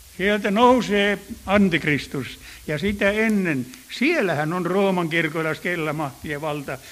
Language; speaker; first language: Finnish; native; Finnish